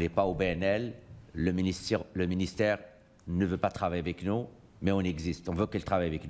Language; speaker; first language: French; native; French